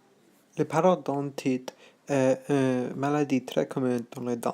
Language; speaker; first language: French; non-native, local second language; English